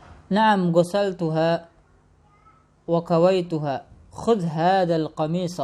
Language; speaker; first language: Arabic; non-native, fluent; Indonesian